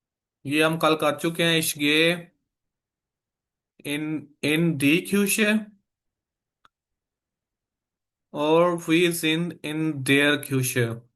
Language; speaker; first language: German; non-native, fluent; Urdu